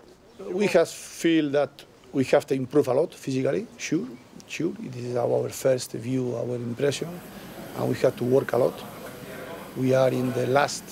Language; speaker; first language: English; non-native, learner; Spanish